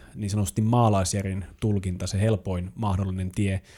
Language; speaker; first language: Finnish; native; Finnish